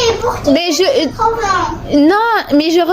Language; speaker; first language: French; native; French